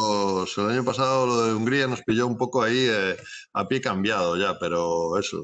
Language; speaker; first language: Spanish; native; Spanish